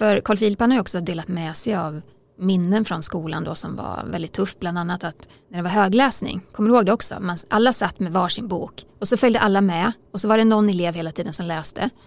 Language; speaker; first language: Swedish; native; Swedish